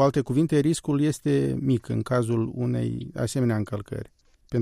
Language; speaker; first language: Romanian; native; Romanian